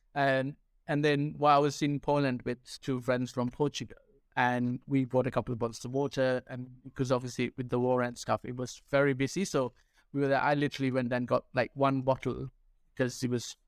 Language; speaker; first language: English; non-native, local second language; Sinhala